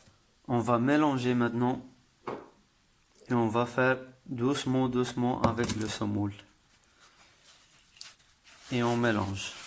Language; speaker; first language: French; non-native, learner; Arabic